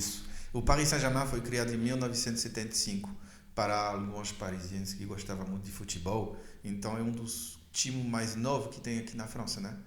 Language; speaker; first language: Portuguese; non-native, fluent; French